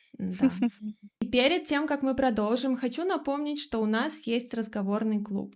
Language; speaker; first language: Russian; native; Russian